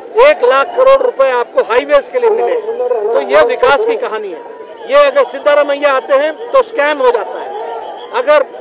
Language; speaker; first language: Hindi; native; Hindi